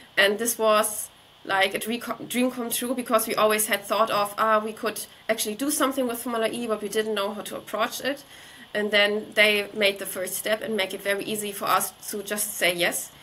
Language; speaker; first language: English; non-native, fluent; German